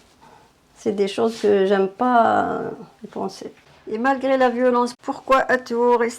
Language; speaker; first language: French; non-native, fluent; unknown